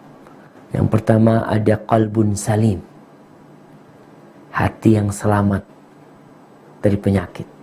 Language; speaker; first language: Indonesian; native; Indonesian